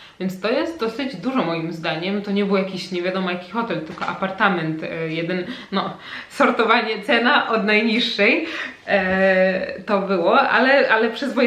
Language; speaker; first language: Polish; native; Polish